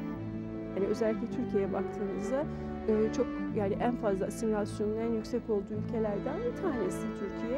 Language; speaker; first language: Turkish; native; Turkish